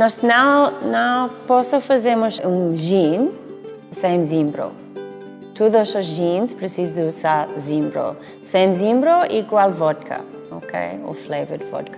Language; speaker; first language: Portuguese; non-native, learner; English